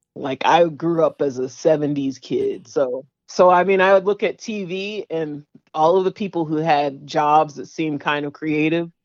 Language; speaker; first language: English; native; English